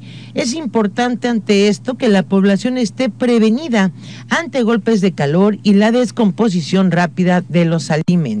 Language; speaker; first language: Spanish; native; Spanish